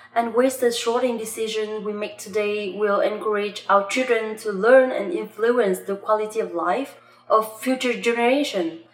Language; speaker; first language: English; non-native, fluent; Vietnamese